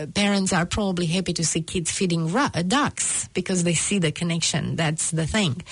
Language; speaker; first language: English; non-native, fluent; Romanian